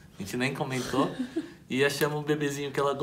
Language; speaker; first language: Portuguese; native; Portuguese